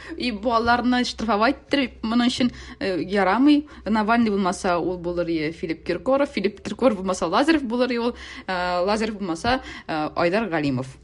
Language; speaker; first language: Tatar; native; Tatar